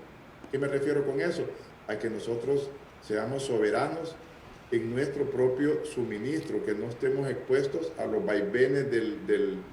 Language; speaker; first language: Spanish; native; Spanish